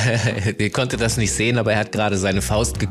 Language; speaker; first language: German; native; German